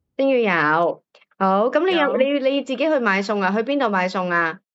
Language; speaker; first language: Cantonese; native; Cantonese